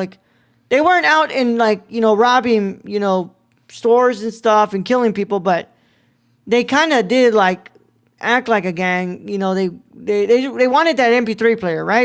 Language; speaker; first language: English; native; English